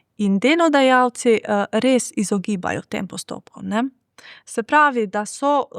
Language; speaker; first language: Slovenian; non-native, fluent; Albanian